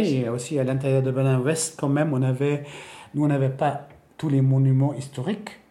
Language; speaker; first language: French; non-native, fluent; German